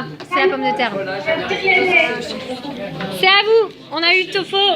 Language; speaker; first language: French; native; French